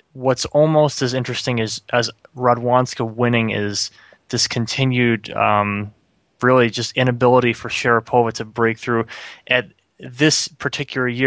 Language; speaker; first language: English; native; English